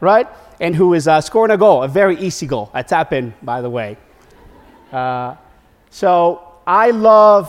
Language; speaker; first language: English; non-native, fluent; Spanish